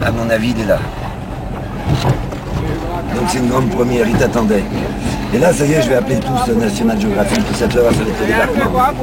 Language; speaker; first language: French; native; French